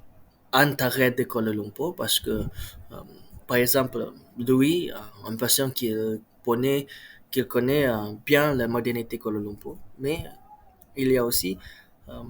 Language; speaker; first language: French; non-native, learner; Malay